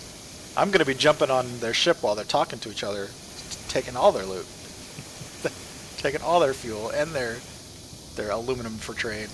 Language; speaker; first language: English; native; English